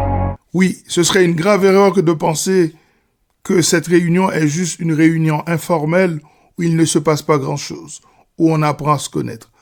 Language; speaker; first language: French; native; French